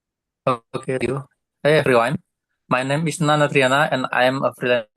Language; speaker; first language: English; non-native, learner; Indonesian